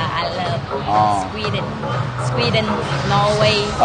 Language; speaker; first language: English; non-native, learner; Vietnamese